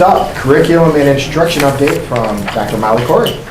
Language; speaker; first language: English; native; English